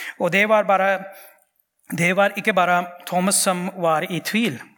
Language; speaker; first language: Norwegian; non-native, fluent; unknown